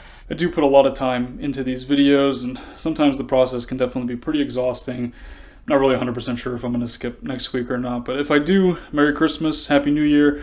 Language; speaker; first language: English; native; English